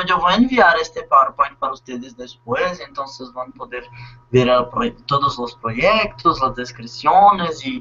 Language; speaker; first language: Spanish; non-native, learner; Portuguese